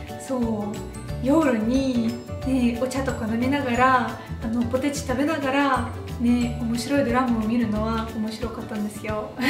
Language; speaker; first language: Japanese; non-native, fluent; Russian